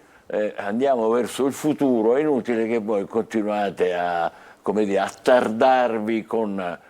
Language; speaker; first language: Italian; native; Italian